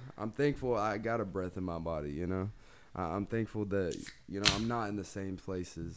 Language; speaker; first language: English; native; English